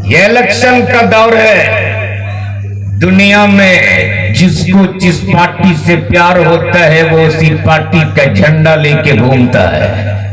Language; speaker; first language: Hindi; native; Hindi